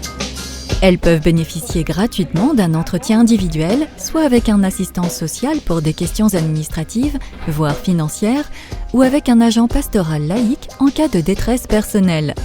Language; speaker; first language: French; native; French